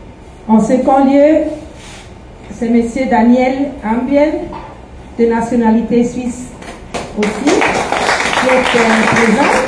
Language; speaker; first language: French; non-native, fluent; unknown